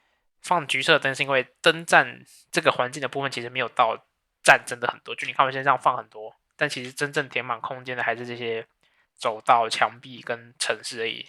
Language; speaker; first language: Chinese; native; Chinese